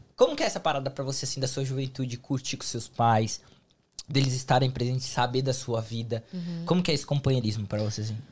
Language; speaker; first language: Portuguese; native; Portuguese